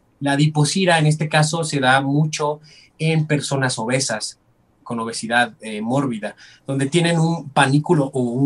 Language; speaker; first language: Spanish; native; Spanish